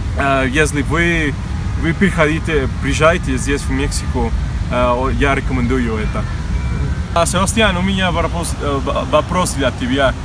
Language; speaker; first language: Russian; non-native, learner; Spanish